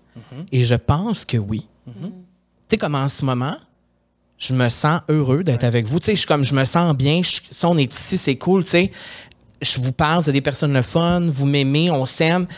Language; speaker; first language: French; native; French